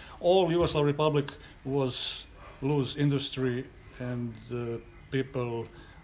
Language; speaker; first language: English; non-native, learner; Croatian